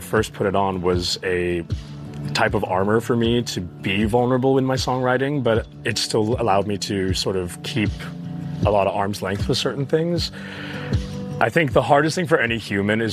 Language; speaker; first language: English; native; English